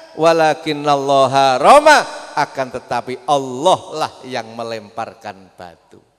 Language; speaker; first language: Indonesian; non-native, local second language; Javanese